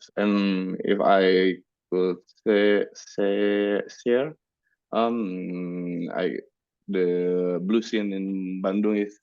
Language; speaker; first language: English; non-native, learner; Indonesian